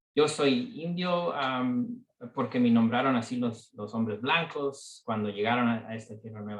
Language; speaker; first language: Spanish; early bilingual, heritage; Spanish